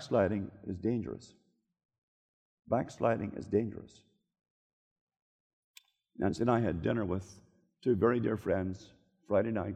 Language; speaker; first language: English; native; English